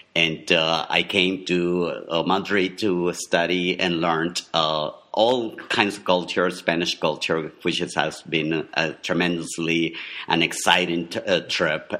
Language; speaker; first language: English; non-native, fluent; Spanish